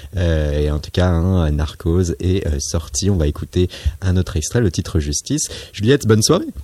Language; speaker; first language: French; native; French